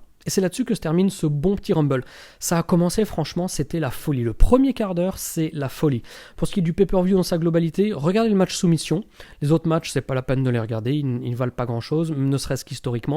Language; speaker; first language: French; native; French